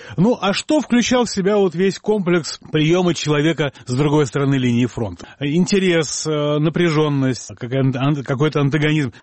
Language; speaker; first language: Russian; native; Russian